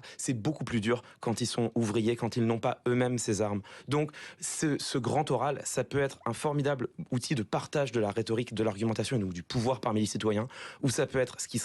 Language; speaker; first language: French; native; French